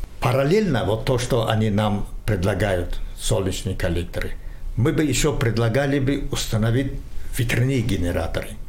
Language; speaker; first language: Russian; non-native, local second language; Tajik